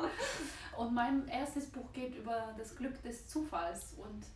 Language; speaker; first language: German; non-native, fluent; Bulgarian